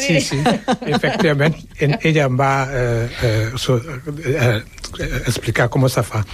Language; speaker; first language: Catalan; non-native, fluent; Wolof